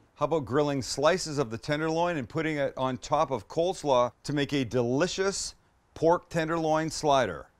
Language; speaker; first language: English; native; English